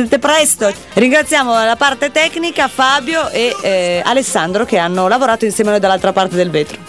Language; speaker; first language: Italian; native; Italian